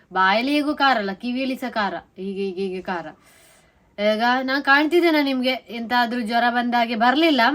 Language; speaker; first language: Kannada; native; Kannada